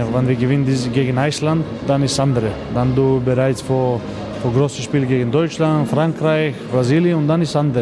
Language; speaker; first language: German; non-native, learner; Macedonian